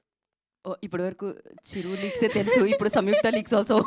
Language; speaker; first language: Telugu; native; Telugu